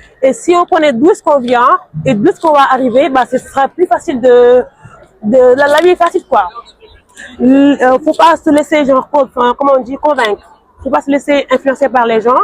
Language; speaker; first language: French; non-native, local second language; Wolof